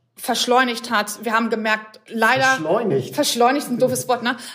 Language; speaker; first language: German; native; German